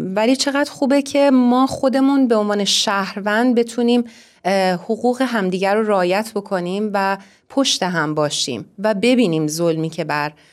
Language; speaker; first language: Persian; native; Persian